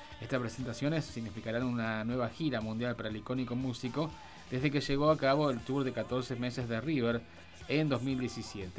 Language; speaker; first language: Spanish; native; Spanish